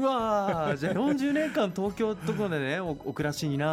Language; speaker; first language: Japanese; native; Japanese